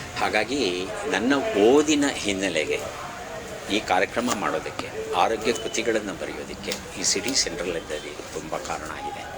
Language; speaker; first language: Kannada; native; Kannada